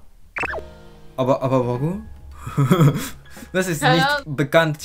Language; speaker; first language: German; non-native, learner; Japanese